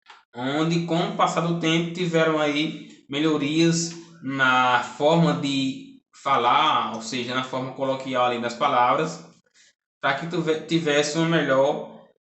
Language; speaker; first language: Portuguese; native; Portuguese